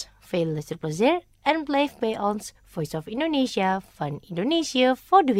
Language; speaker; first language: Dutch; non-native, fluent; Indonesian